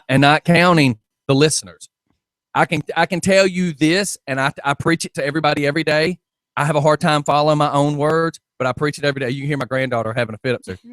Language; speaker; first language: English; native; English